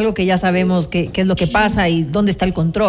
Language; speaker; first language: Spanish; native; Spanish